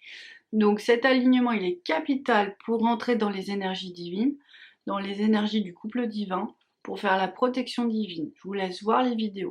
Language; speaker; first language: French; native; French